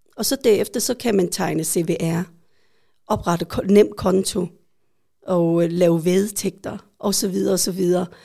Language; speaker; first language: Danish; early bilingual, other home language; Vietnamese